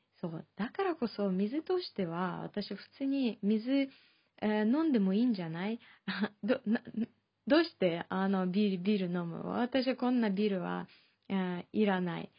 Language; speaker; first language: Japanese; non-native, fluent; Chinese